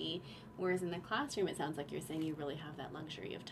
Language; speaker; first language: English; native; English